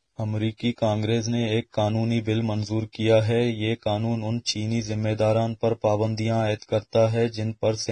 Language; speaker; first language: Urdu; non-native, local second language; Baluchi